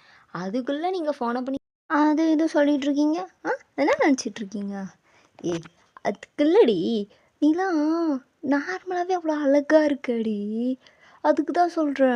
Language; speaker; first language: Tamil; native; Tamil